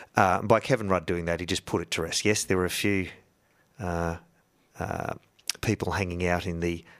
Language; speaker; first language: English; native; English